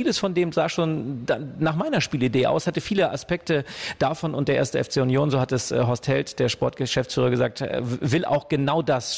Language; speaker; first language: German; native; German